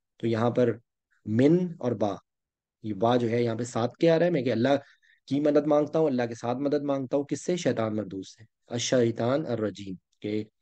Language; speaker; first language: Urdu; native; Urdu